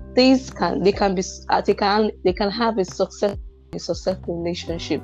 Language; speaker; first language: English; non-native, local second language; Igbo